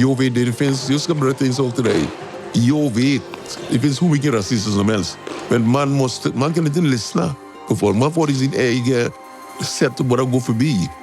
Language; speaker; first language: Swedish; non-native, fluent; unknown